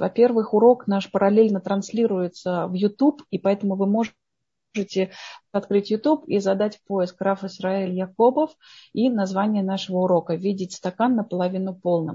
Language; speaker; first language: Russian; native; Russian